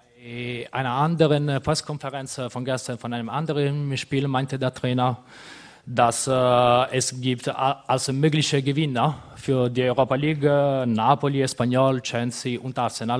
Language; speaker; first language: German; non-native, fluent; Italian